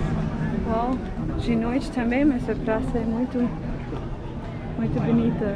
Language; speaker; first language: Portuguese; non-native, fluent; English